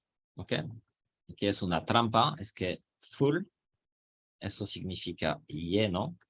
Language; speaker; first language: Spanish; non-native, fluent; French